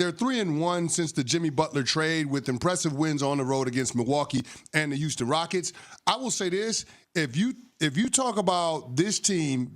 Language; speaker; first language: English; native; English